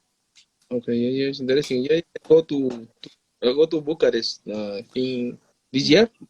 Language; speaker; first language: English; non-native, learner; Spanish